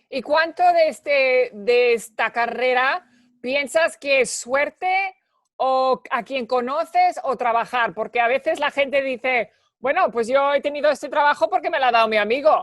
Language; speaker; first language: Spanish; early bilingual, heritage; Spanish